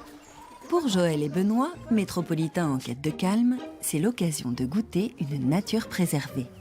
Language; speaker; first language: French; native; French